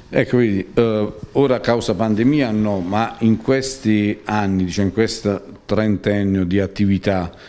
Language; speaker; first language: Italian; native; Italian